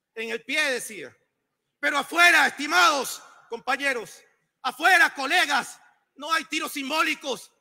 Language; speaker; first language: Spanish; native; Spanish